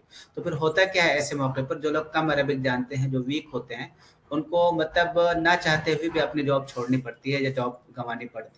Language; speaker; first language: Hindi; native; Hindi